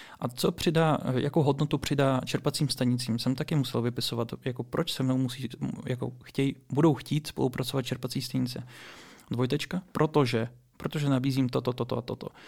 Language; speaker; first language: Czech; early bilingual, other home language; Russian